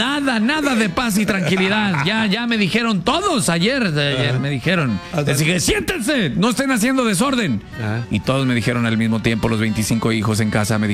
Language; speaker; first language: Spanish; native; Spanish